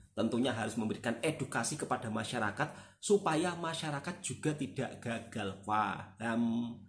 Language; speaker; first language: Indonesian; native; Indonesian